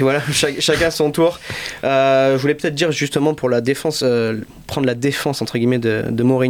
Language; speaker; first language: French; native; French